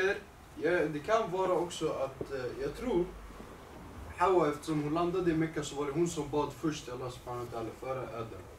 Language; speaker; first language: Swedish; early bilingual, other home language; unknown